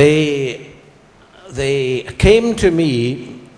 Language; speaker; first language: English; native; English